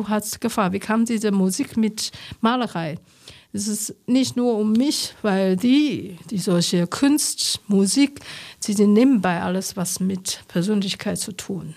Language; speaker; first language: German; non-native, learner; Chinese